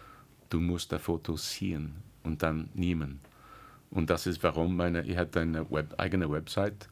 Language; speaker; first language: German; non-native, learner; English